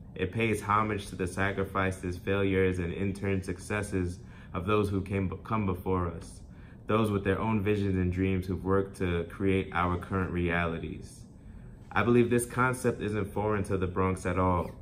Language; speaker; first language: English; native; English